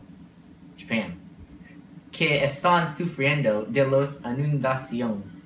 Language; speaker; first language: Spanish; non-native, learner; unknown